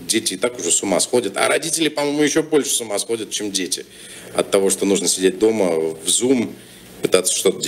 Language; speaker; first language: Russian; native; Russian